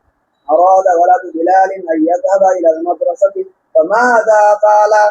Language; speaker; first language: Arabic; non-native, learner; Bangla